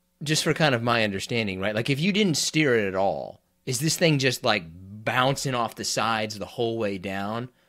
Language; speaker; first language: English; native; English